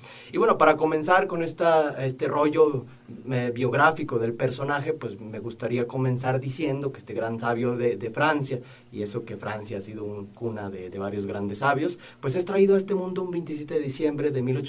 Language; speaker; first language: Spanish; native; Spanish